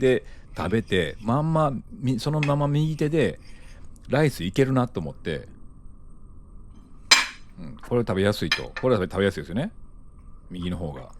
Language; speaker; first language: Japanese; native; Japanese